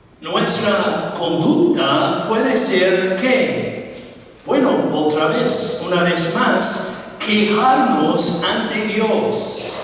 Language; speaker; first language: Spanish; non-native, fluent; English